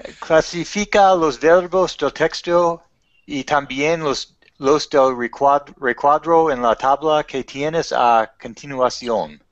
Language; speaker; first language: Spanish; non-native, learner; English